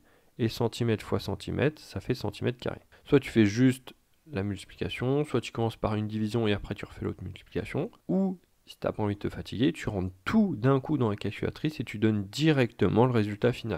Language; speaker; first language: French; native; French